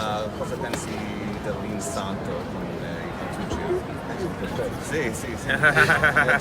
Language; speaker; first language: Italian; non-native, learner; English